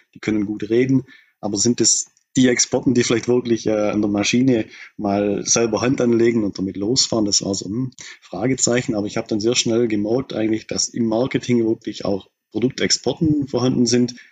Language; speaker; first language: German; native; German